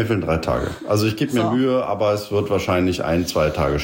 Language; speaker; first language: German; native; German